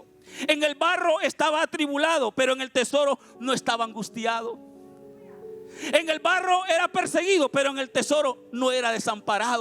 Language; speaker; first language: Spanish; native; Spanish